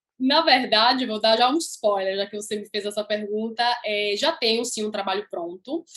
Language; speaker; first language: Portuguese; early bilingual, heritage; Portuguese